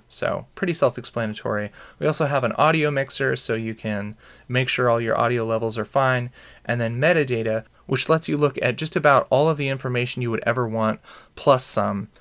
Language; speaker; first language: English; native; English